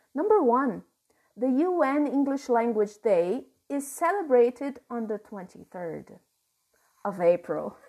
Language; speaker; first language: English; non-native, fluent; Portuguese